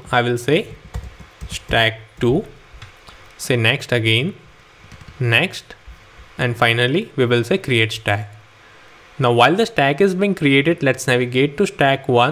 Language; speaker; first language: English; non-native, local second language; Hindi